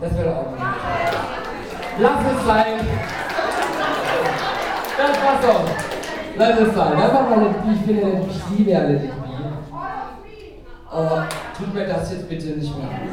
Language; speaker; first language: German; native; German